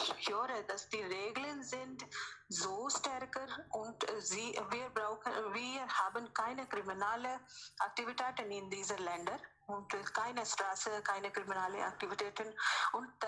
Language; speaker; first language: German; non-native, learner; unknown